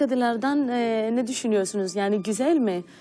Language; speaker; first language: Turkish; non-native, fluent; Greek